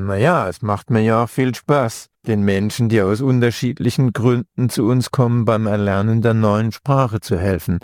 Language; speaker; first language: German; native; German